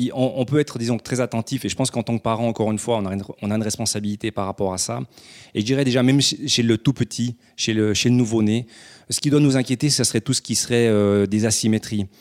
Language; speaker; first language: French; native; French